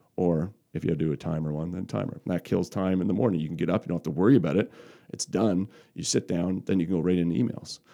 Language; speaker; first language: English; native; English